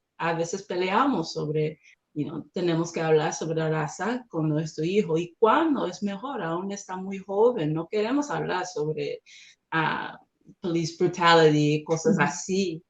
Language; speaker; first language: Spanish; non-native, learner; English